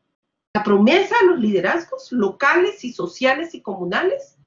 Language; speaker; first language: Spanish; native; Spanish